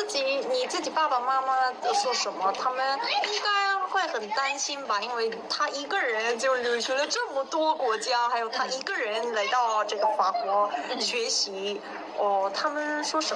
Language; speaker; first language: Chinese; non-native, fluent; Korean